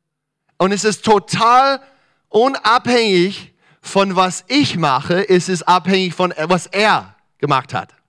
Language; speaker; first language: German; non-native, fluent; English